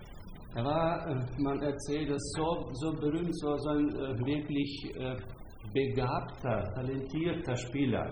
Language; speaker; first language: German; non-native, fluent; Hungarian